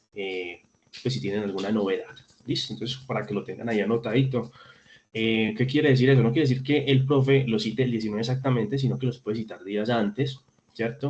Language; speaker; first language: Spanish; native; Spanish